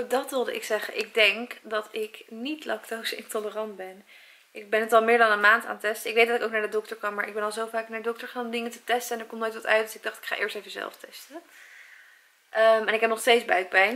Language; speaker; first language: Dutch; native; Dutch